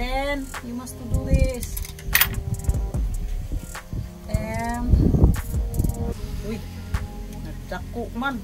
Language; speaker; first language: English; non-native, learner; Filipino